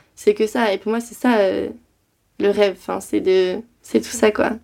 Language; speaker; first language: French; native; French